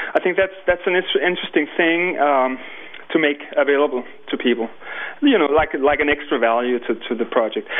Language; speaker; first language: English; non-native, fluent; Danish